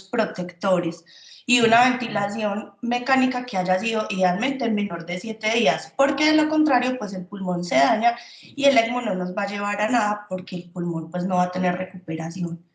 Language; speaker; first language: Spanish; native; Spanish